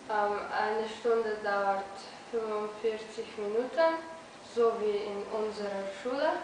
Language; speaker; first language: German; non-native, learner; Slovenian